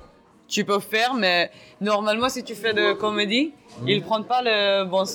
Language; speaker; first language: French; non-native, learner; Hebrew